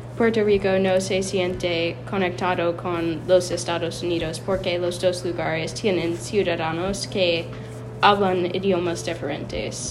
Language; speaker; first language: Spanish; non-native, learner; English